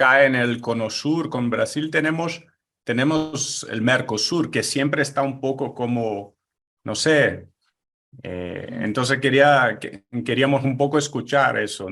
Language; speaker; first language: Spanish; non-native, fluent; Portuguese